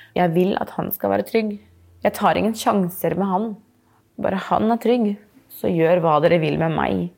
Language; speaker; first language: Norwegian; native; Norwegian